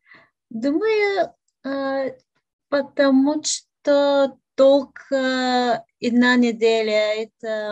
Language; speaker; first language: Russian; non-native, learner; Bulgarian